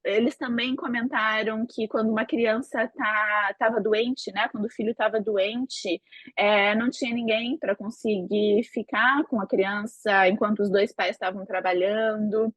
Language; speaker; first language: Portuguese; native; Portuguese